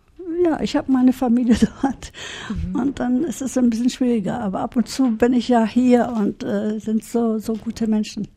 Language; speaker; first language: German; early bilingual, heritage; German